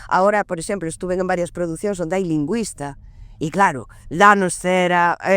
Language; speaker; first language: Galician; non-native, local second language; Spanish